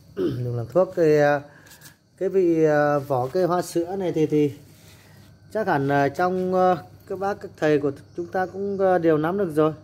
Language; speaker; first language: Vietnamese; non-native, local second language; Muong